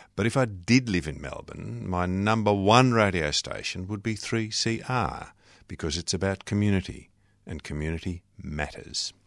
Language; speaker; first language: English; native; English